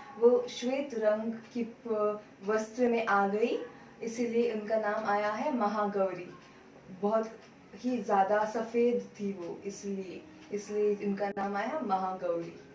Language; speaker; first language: Hindi; non-native, local second language; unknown